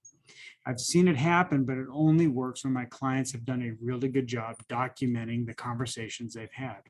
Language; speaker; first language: English; native; English